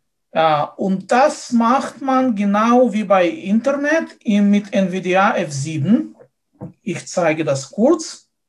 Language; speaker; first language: German; non-native, fluent; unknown